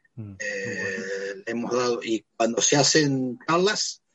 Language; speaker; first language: Spanish; native; Spanish